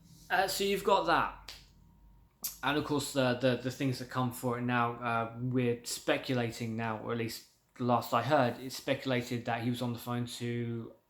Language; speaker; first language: English; native; English